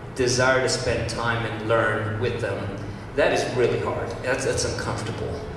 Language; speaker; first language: English; early bilingual, other home language; Romanian